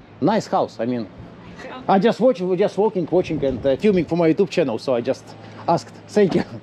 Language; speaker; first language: English; non-native, learner; Russian